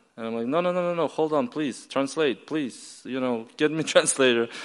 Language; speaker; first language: English; non-native, fluent; Ukrainian